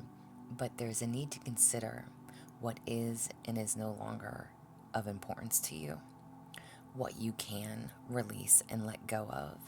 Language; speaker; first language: English; native; English